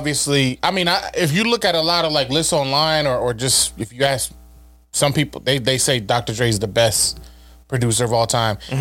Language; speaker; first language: English; native; English